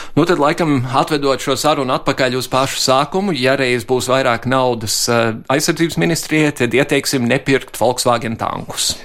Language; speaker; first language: Latvian; early bilingual, heritage; Latvian